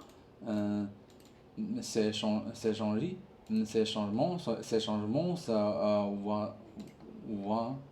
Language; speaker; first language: French; non-native, learner; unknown